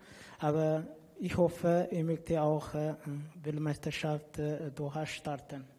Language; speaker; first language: German; non-native, fluent; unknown